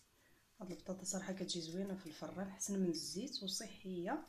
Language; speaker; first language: Arabic; native; Arabic